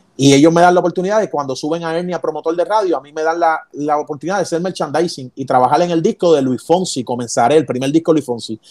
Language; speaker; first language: Spanish; native; Spanish